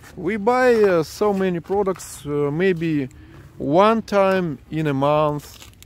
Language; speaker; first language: English; non-native, learner; Russian